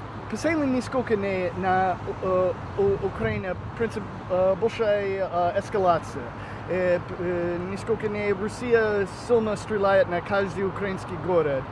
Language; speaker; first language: Russian; non-native, learner; English